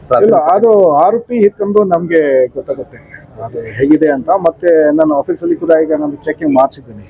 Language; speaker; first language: Kannada; non-native, local second language; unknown